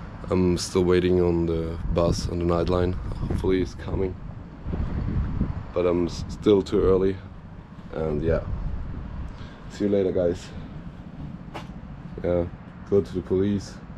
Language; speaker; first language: English; non-native, fluent; German